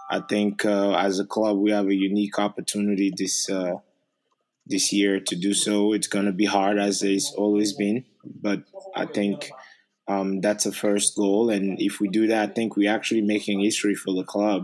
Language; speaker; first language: English; non-native, fluent; French